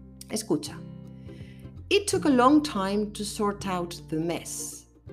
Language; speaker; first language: English; non-native, fluent; Spanish